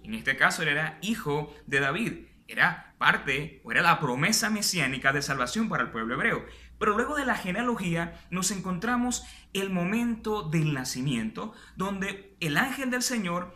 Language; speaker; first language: Spanish; native; Spanish